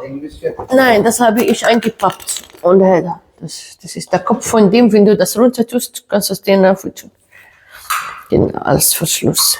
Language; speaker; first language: German; non-native, fluent; Arabic